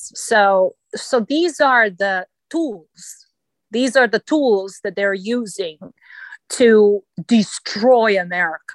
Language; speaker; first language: English; non-native, fluent; Serbian